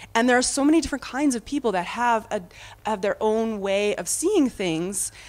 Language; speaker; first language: English; native; English